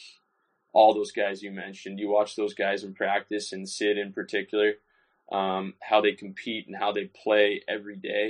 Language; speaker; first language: English; native; English